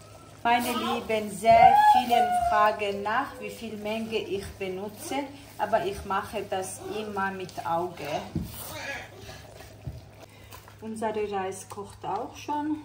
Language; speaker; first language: German; non-native, learner; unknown